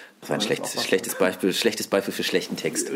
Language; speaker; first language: German; native; German